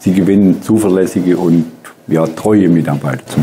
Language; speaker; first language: German; native; German